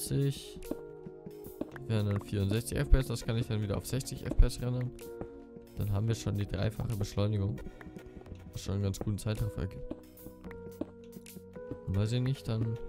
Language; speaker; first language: German; native; German